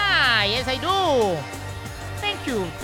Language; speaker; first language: English; non-native, learner; Spanish